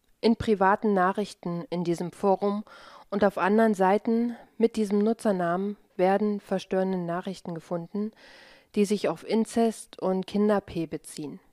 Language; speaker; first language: German; native; German